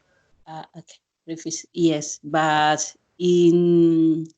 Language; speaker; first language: English; non-native, learner; Spanish